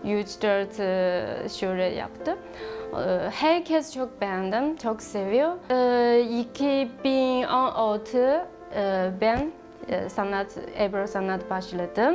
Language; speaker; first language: Turkish; non-native, learner; Chinese